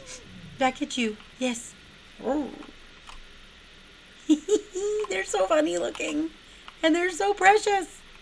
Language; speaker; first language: English; native; English